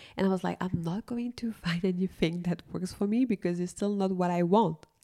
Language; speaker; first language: English; non-native, fluent; French